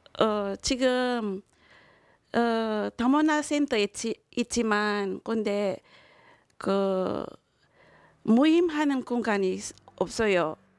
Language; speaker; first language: Korean; non-native, learner; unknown